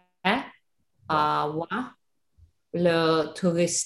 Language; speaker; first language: French; non-native, learner; Russian